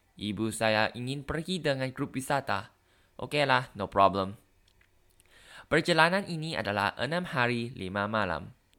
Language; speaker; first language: Indonesian; non-native, learner; Thai